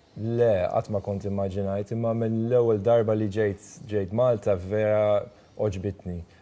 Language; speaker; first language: Maltese; non-native, fluent; Dutch